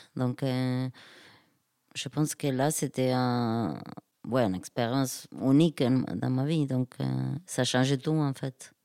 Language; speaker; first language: French; non-native, fluent; Spanish